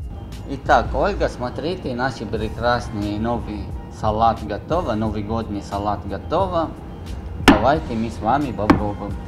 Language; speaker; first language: Russian; non-native, learner; Arabic